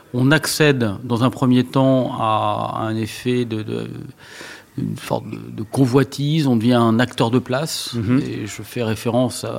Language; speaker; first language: French; native; French